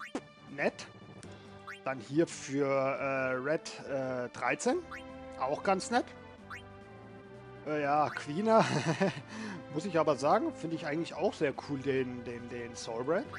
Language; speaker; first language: German; native; German